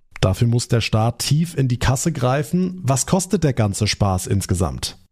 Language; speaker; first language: German; native; German